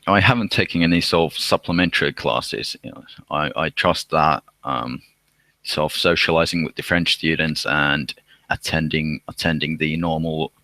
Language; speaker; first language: English; non-native, fluent; Finnish